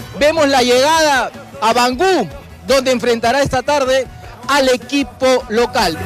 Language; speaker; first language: Portuguese; non-native, learner; Spanish